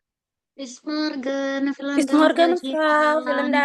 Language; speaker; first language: German; non-native, learner; Indonesian